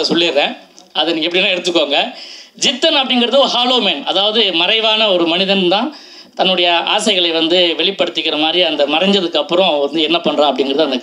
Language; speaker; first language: Tamil; native; Tamil